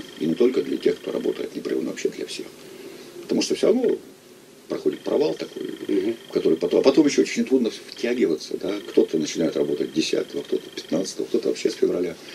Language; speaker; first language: Russian; native; Russian